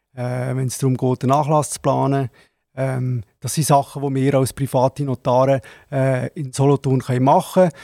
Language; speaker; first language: German; native; German